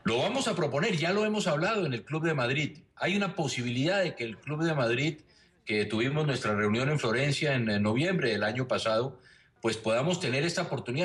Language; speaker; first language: Spanish; native; Spanish